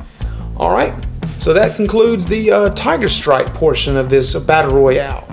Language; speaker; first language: English; native; English